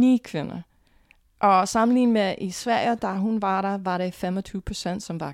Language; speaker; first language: Danish; non-native, fluent; English